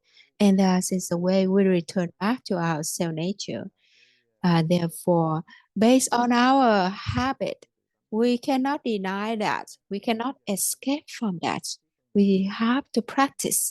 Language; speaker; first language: English; non-native, fluent; Vietnamese